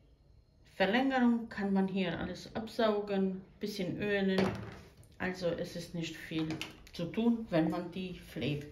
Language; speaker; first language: German; non-native, fluent; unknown